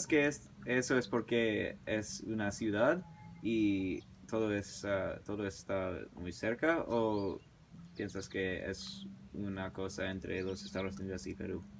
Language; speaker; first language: Spanish; early bilingual, heritage; English